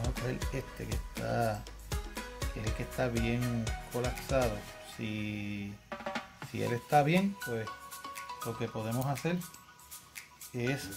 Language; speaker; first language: Spanish; native; Spanish